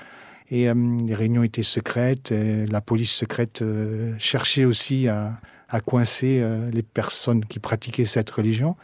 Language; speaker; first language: French; early bilingual, other home language; Portuguese